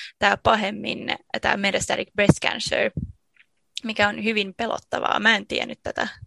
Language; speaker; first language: Finnish; native; Finnish